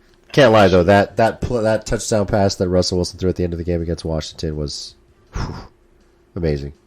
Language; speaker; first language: English; native; English